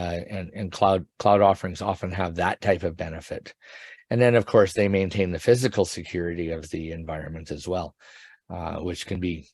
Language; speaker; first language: English; native; English